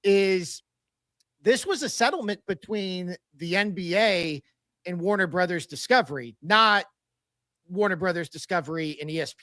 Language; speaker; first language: English; native; English